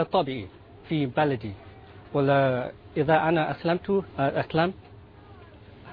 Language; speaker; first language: Arabic; non-native, learner; Filipino